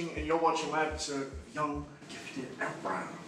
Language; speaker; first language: English; native; English